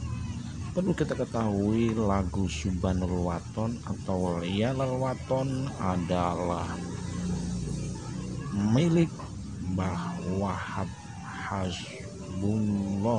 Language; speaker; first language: Indonesian; native; Indonesian